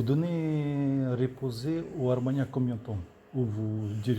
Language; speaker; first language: French; non-native, learner; Russian